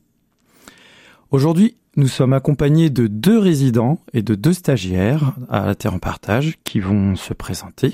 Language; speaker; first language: French; native; French